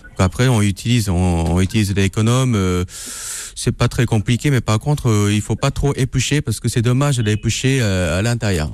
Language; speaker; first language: French; non-native, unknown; Japanese